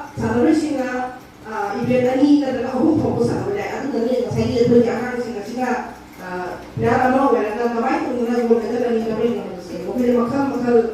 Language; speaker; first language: Manipuri; native; Manipuri